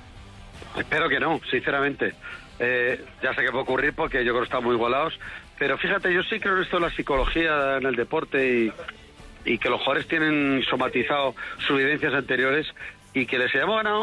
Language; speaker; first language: Spanish; native; Spanish